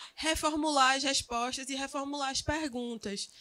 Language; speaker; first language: Portuguese; native; Portuguese